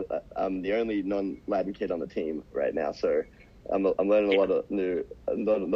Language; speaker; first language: English; native; English